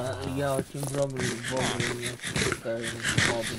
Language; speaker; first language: Russian; non-native, learner; English